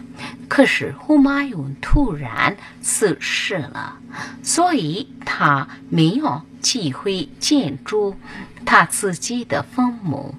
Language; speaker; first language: Chinese; non-native, learner; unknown